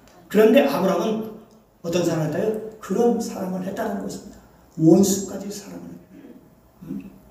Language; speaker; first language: Korean; native; Korean